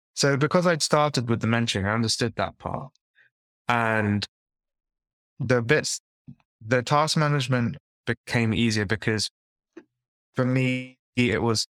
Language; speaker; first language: English; native; English